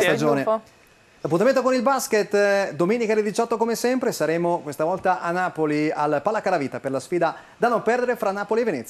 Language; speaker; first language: Italian; native; Italian